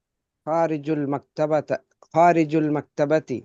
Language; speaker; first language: Arabic; non-native, learner; Bangla